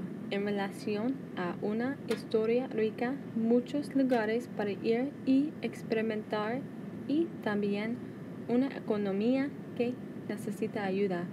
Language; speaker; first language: Spanish; non-native, learner; English